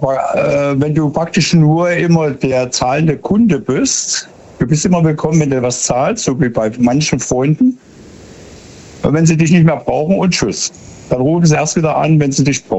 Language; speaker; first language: German; native; German